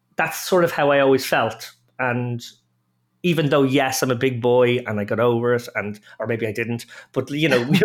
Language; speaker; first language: English; native; English